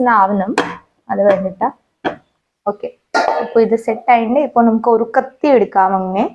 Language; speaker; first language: Malayalam; non-native, local second language; Hindi